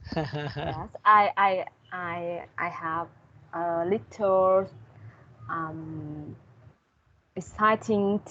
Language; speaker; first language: English; non-native, learner; Vietnamese